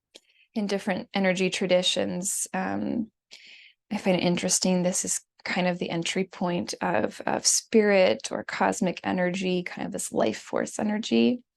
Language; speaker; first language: English; native; English